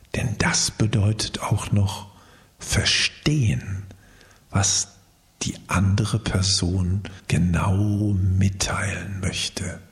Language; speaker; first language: German; native; German